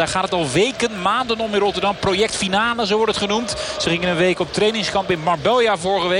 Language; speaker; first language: Dutch; native; Dutch